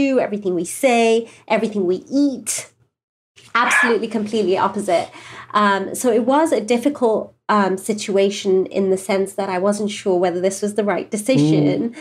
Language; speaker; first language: English; native; English